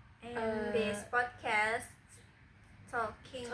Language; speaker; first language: English; non-native, learner; Indonesian